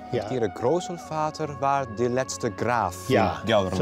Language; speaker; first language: German; non-native, learner; Dutch